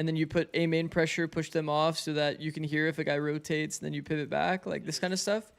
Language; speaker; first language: English; native; English